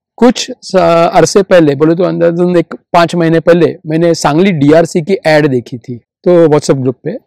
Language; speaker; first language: Hindi; non-native, local second language; Marathi